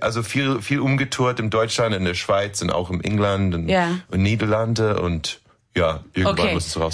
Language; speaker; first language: German; non-native, fluent; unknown